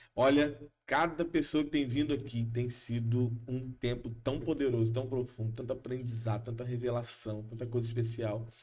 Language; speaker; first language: Portuguese; native; Portuguese